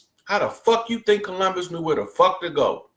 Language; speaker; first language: English; native; English